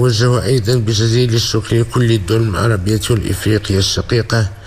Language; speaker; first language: Arabic; native; Arabic